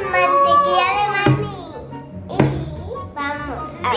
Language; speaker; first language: Spanish; early bilingual, heritage; Spanish